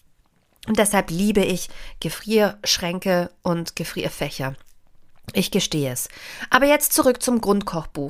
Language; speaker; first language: German; native; German